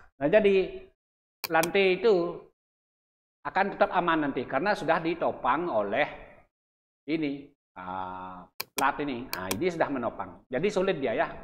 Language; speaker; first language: Indonesian; non-native, local second language; Balinese